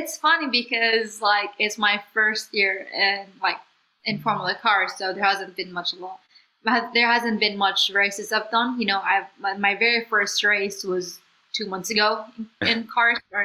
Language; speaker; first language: English; non-native, local second language; Filipino